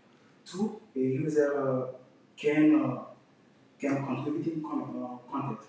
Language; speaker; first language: English; non-native, learner; French